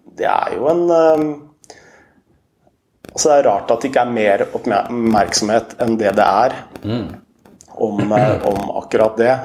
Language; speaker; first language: Norwegian; native; Norwegian